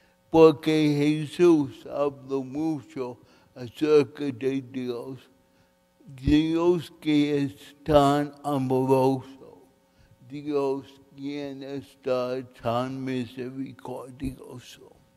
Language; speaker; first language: Spanish; non-native, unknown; English